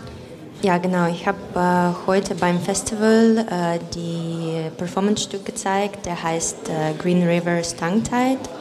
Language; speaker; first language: German; non-native, fluent; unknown